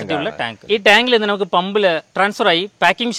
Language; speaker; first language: Malayalam; non-native, local second language; Tamil